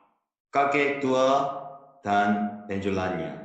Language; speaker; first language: Indonesian; native; Indonesian